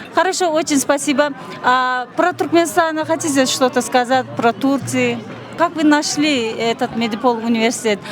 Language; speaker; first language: Russian; non-native, learner; Turkmen